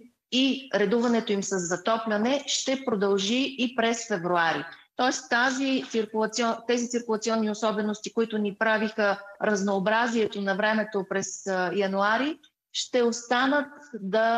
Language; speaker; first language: Bulgarian; native; Bulgarian